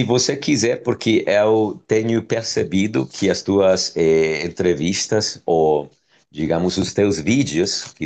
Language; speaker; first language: Portuguese; non-native, fluent; Spanish